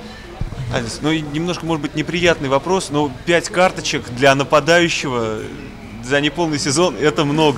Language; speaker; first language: Russian; native; Russian